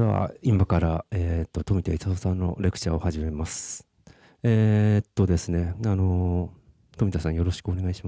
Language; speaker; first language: Japanese; native; Japanese